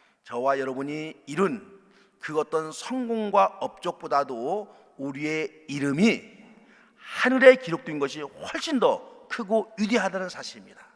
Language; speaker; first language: Korean; native; Korean